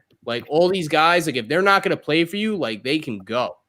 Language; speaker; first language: English; native; English